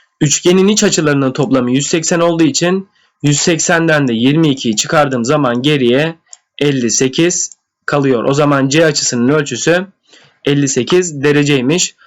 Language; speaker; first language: Turkish; native; Turkish